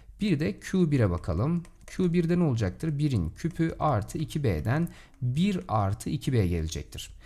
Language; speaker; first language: Turkish; native; Turkish